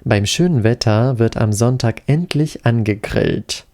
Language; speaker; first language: German; non-native, fluent; Polish